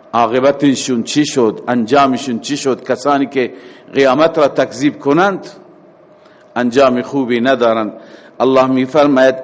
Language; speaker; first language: Persian; native; Persian